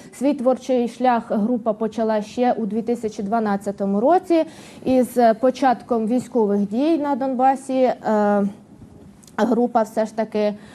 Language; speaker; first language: Ukrainian; native; Ukrainian